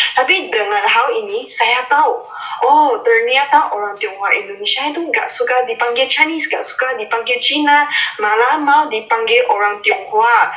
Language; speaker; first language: Indonesian; non-native, fluent; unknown